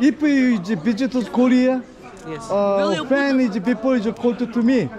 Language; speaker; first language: English; non-native, learner; Korean